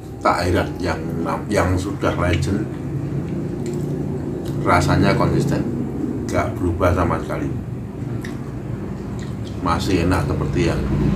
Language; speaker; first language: Indonesian; native; Indonesian